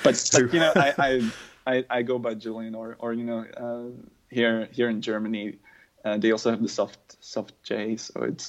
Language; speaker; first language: English; non-native, fluent; German